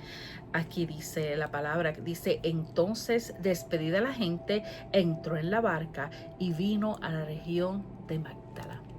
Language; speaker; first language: Spanish; native; Spanish